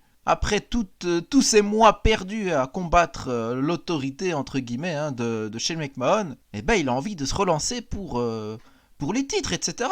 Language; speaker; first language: French; native; French